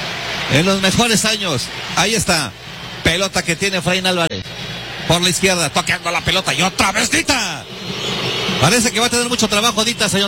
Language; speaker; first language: Spanish; native; Spanish